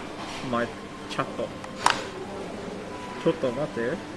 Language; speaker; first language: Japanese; non-native, learner; English